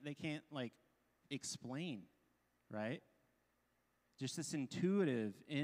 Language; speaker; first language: English; native; English